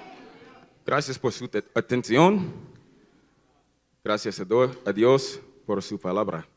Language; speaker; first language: Spanish; non-native, learner; English